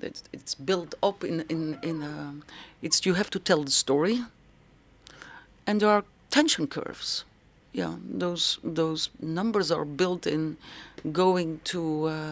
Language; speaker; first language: English; non-native, fluent; Dutch